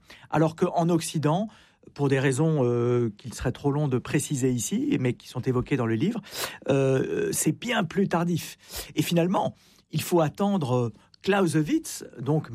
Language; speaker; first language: French; native; French